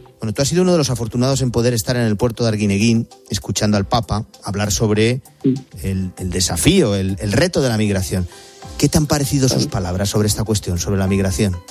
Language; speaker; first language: Spanish; native; Spanish